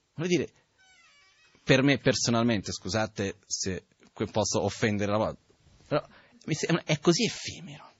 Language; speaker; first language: Italian; non-native, fluent; Portuguese